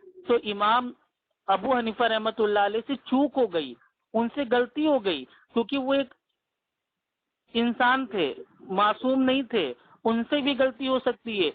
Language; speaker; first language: Hindi; native; Hindi